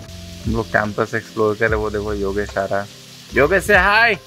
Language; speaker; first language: Hindi; native; Hindi